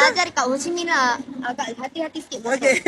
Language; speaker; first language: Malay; non-native, fluent; Vietnamese